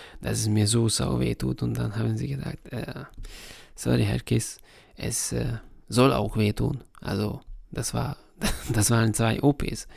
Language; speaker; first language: German; non-native, fluent; Hungarian